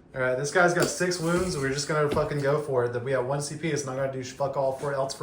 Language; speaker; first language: English; native; English